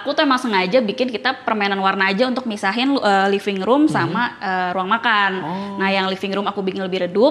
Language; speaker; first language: Indonesian; native; Indonesian